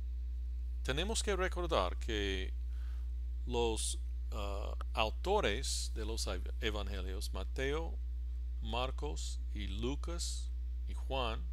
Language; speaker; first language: Spanish; non-native, fluent; English